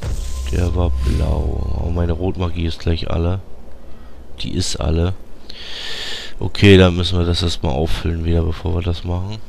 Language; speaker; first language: German; native; German